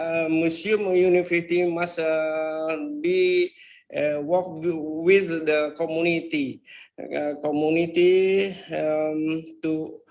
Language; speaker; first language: English; non-native, fluent; Indonesian